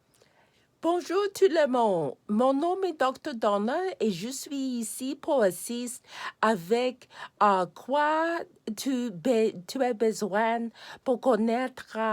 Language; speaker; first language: French; non-native, learner; English